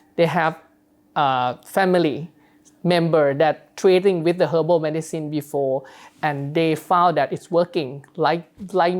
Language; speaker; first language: English; non-native, learner; Thai